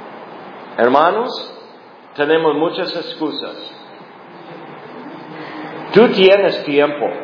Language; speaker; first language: Spanish; non-native, fluent; English